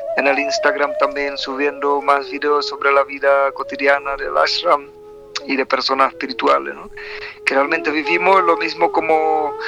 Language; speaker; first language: Spanish; non-native, fluent; Czech